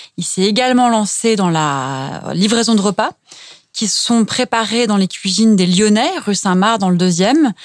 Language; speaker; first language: French; native; French